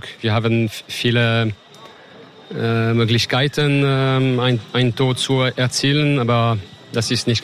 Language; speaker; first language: German; non-native, learner; French